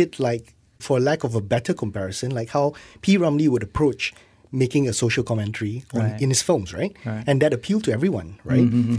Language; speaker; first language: English; non-native, local second language; Malay